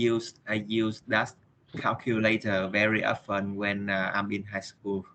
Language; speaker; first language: English; non-native, learner; Vietnamese